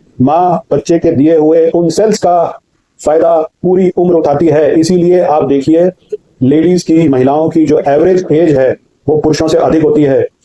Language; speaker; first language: Hindi; native; Hindi